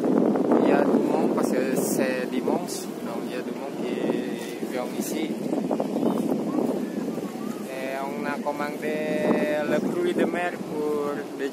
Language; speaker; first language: French; non-native, learner; Indonesian